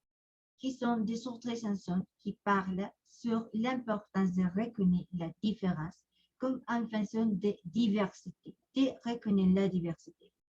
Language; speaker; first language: French; non-native, learner; Spanish